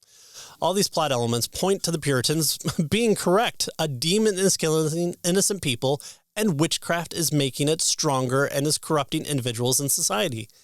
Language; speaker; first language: English; native; English